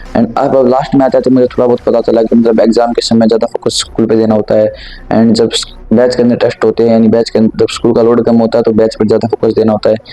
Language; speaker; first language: Hindi; native; Hindi